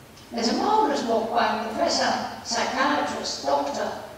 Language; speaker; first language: English; non-native, fluent; Greek